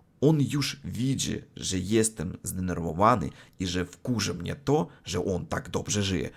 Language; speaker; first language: Polish; non-native, learner; Russian